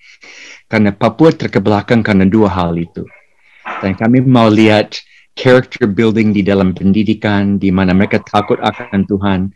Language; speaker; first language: Indonesian; non-native, fluent; English